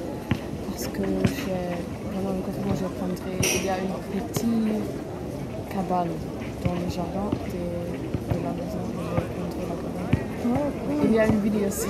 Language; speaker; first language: French; non-native, learner; German